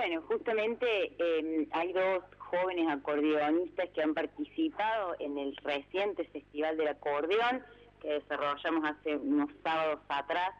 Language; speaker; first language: Spanish; native; Spanish